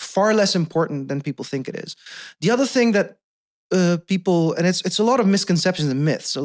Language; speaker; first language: English; non-native, fluent; Dutch